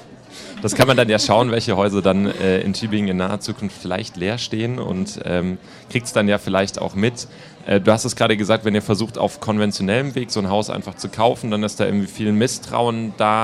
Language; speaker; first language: German; native; German